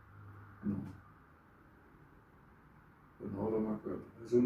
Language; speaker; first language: Spanish; non-native, fluent; Dutch